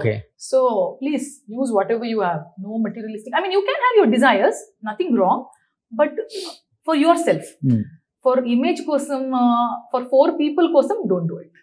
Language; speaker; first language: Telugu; non-native, learner; Tulu